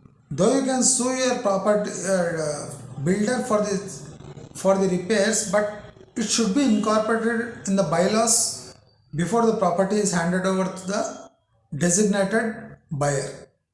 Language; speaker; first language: English; non-native, local second language; Telugu